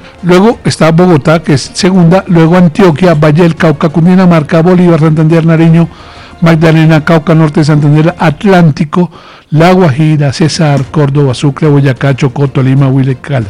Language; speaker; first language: Spanish; native; Spanish